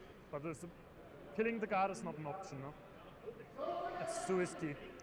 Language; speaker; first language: English; non-native, fluent; German